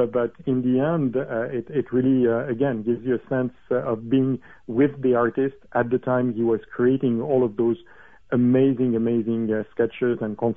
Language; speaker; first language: English; non-native, fluent; French